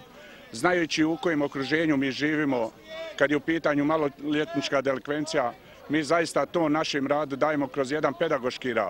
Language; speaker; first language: Bosnian; native; Bosnian